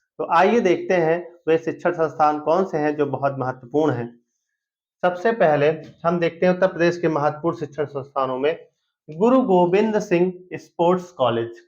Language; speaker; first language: Hindi; native; Hindi